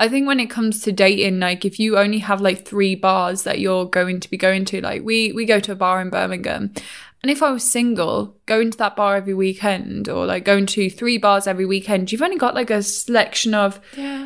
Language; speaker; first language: English; native; English